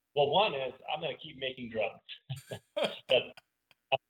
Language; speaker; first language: English; native; English